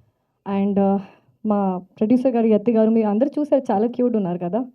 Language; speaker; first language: Telugu; non-native, fluent; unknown